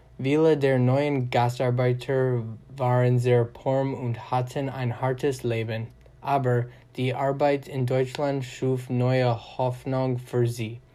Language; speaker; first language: German; non-native, learner; English